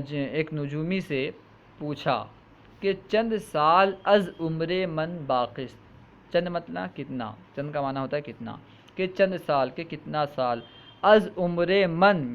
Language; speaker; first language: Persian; non-native, fluent; Urdu